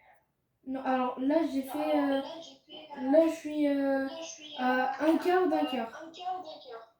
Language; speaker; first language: French; native; French